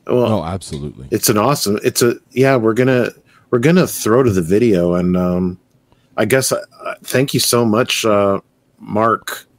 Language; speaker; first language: English; native; English